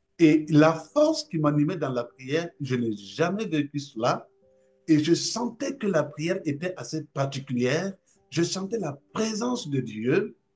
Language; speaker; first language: French; non-native, local second language; Mossi